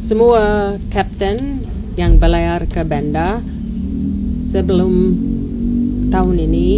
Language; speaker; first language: Indonesian; non-native, learner; English